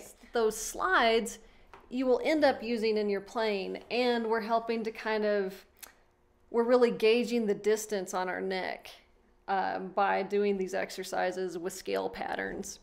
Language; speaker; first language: English; native; English